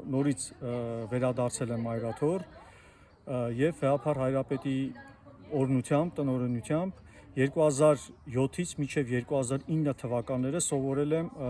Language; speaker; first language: Armenian; native; Armenian